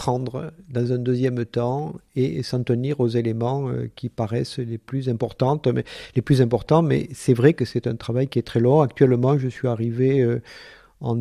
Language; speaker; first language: French; native; French